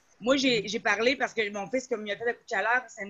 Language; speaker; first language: French; native; French